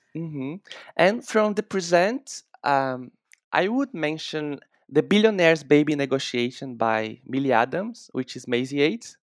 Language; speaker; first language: English; non-native, fluent; Portuguese